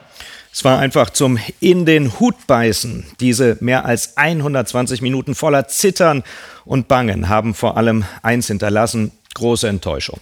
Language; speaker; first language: German; native; German